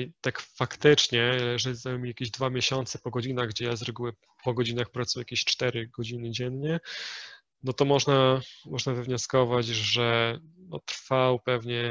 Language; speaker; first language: Polish; native; Polish